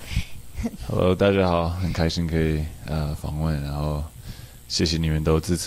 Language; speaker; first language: Chinese; early bilingual, heritage; English